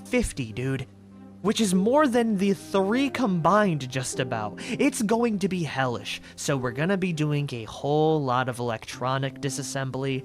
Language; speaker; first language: English; native; English